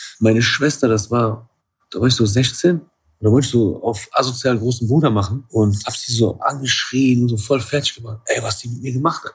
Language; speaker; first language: German; early bilingual, other home language; Kurdish